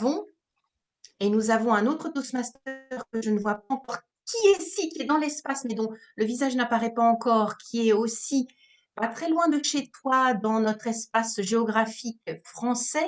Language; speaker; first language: French; native; French